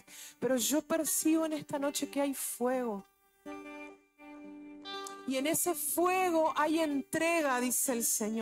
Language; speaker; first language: Spanish; native; Spanish